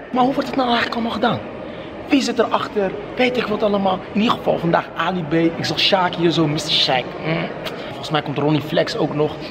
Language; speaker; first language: Dutch; early bilingual, other home language; Arabic